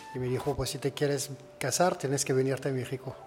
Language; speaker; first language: Spanish; non-native, fluent; French